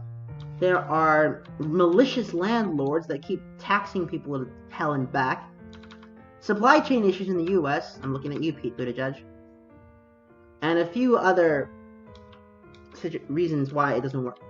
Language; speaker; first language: English; native; English